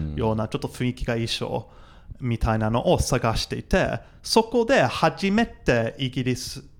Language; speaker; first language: Japanese; non-native, fluent; English